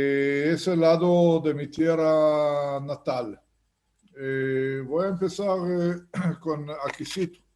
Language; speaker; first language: Spanish; non-native, fluent; Hebrew